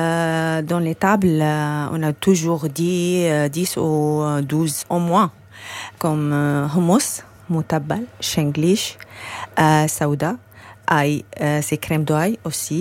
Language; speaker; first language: French; non-native, learner; Arabic